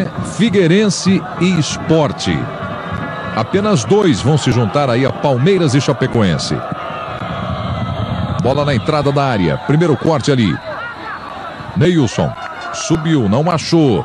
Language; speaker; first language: Portuguese; native; Portuguese